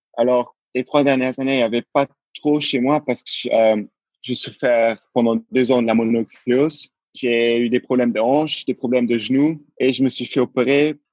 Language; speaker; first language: French; non-native, local second language; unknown